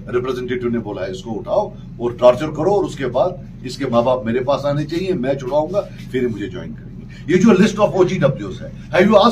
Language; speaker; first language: Urdu; non-native, local second language; Kashmiri